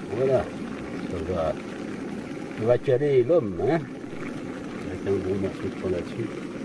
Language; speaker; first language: French; native; French